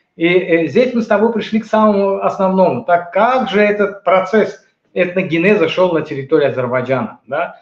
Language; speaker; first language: Russian; non-native, local second language; Azerbaijani